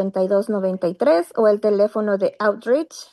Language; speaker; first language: Spanish; native; Spanish